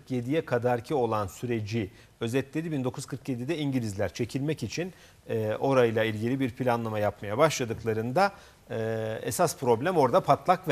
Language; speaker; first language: Turkish; native; Turkish